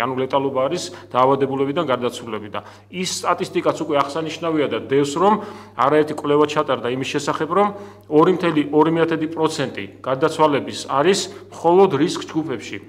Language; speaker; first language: Georgian; native; Georgian